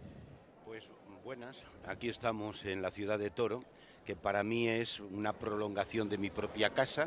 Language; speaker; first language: Spanish; native; Spanish